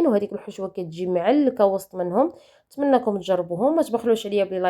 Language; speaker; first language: Arabic; native; Arabic